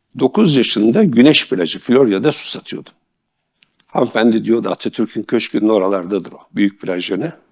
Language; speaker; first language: Turkish; native; Turkish